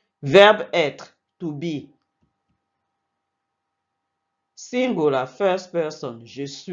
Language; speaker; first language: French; non-native, fluent; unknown